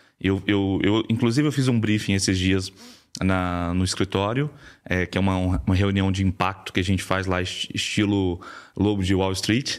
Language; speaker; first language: Portuguese; native; Portuguese